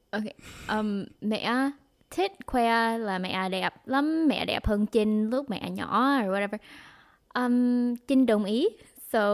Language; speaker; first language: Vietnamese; early bilingual, heritage; Vietnamese